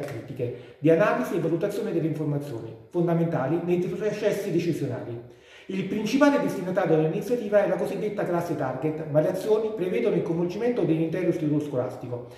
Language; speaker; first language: Italian; native; Italian